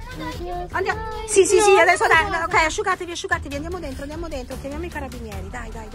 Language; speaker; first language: Italian; native; Italian